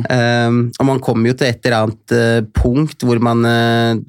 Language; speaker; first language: Norwegian; early bilingual, other home language; Somali